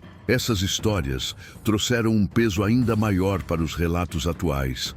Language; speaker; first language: Portuguese; native; Portuguese